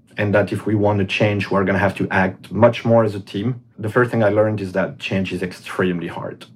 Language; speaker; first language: English; non-native, fluent; French